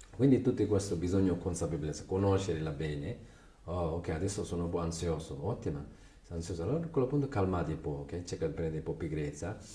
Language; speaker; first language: Italian; non-native, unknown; Tibetan